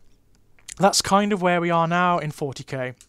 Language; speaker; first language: English; native; English